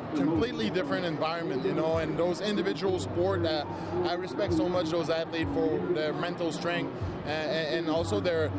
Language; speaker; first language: English; non-native, fluent; French